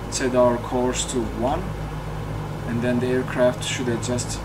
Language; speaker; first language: English; non-native, fluent; Turkish